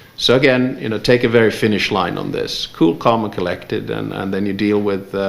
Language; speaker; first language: English; non-native, fluent; Finnish